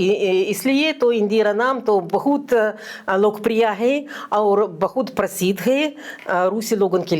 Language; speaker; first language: Hindi; non-native, fluent; Russian